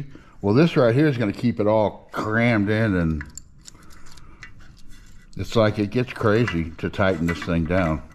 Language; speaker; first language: English; native; English